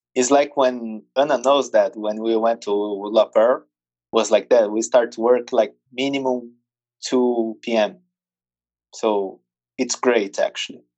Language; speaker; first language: English; non-native, fluent; Portuguese